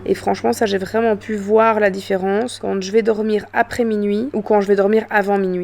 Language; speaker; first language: French; native; French